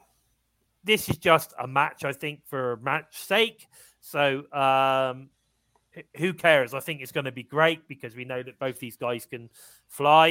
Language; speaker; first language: English; native; English